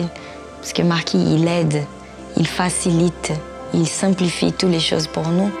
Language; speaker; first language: French; non-native, fluent; Portuguese